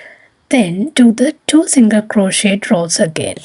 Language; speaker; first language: English; non-native, fluent; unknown